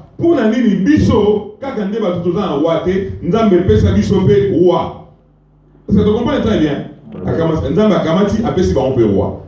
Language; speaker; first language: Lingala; non-native, local second language; Swahili